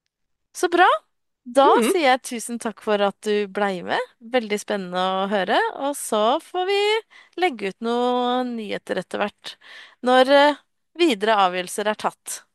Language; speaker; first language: Norwegian; native; Norwegian